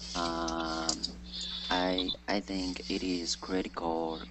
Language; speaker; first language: English; non-native, learner; Chinese